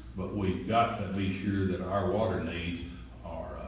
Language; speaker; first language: English; native; English